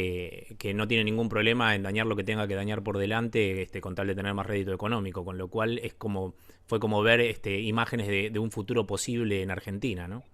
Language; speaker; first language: Spanish; native; Spanish